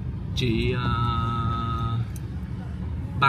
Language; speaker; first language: Vietnamese; non-native, learner; English